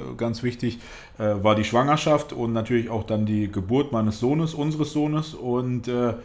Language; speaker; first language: German; early bilingual, other home language; Russian